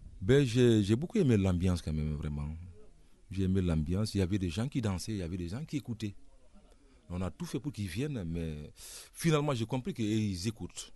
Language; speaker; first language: French; non-native, local second language; Mandingo